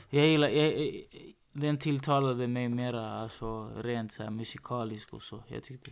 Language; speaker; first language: Swedish; early bilingual, other home language; Spanish